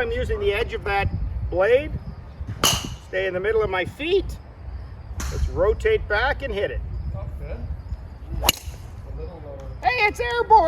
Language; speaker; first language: English; native; English